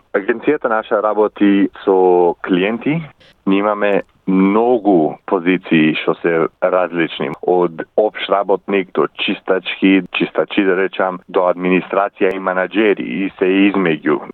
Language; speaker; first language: Macedonian; early bilingual, heritage; Macedonian